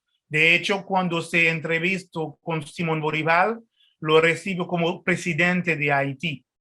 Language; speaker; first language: Spanish; non-native, fluent; French